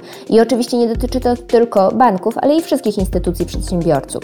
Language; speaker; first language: Polish; native; Polish